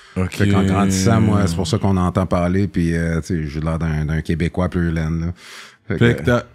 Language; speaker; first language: French; native; French